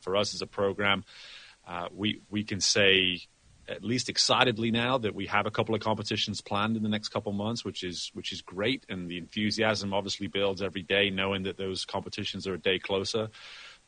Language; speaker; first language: English; native; English